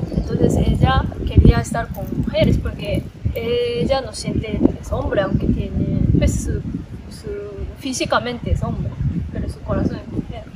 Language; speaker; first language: Spanish; non-native, learner; Japanese